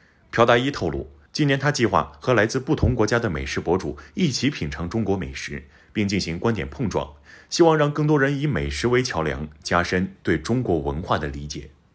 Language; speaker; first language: Chinese; native; Chinese